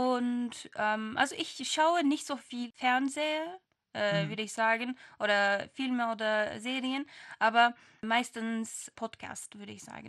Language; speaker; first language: German; non-native, fluent; Turkish